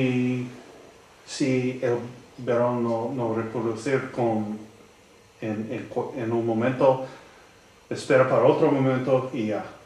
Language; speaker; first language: Spanish; non-native, learner; English